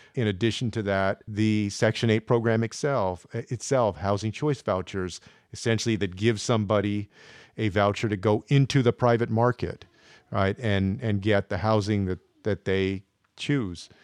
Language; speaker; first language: English; native; English